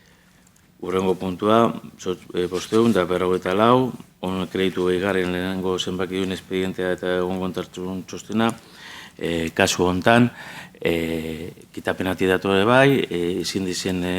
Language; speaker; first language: Basque; native; Basque